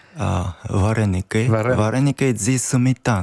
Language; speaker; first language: Ukrainian; non-native, fluent; Japanese